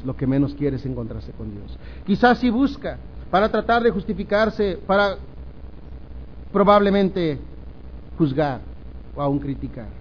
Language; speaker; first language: Spanish; native; Spanish